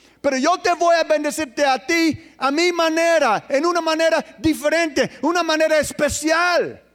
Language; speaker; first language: Spanish; non-native, fluent; English